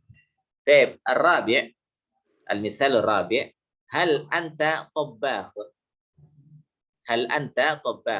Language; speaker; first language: Arabic; non-native, fluent; Indonesian